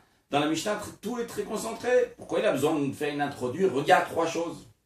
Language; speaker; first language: French; native; French